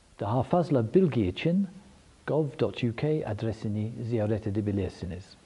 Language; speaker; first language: Turkish; non-native, fluent; English